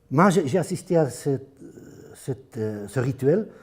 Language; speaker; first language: French; non-native, fluent; Dutch